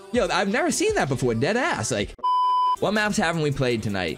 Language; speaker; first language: English; native; English